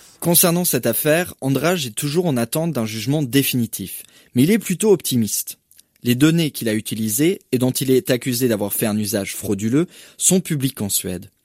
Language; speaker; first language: French; native; French